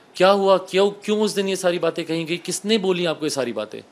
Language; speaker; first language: Hindi; native; Hindi